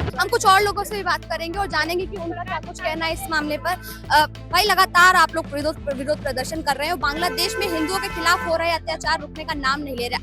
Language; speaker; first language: Hindi; native; Hindi